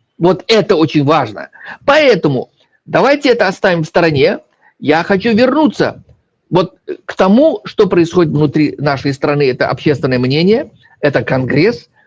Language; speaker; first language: Russian; native; Russian